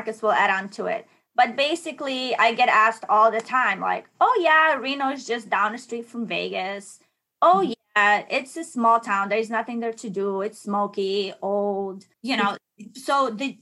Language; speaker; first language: English; non-native, fluent; Ukrainian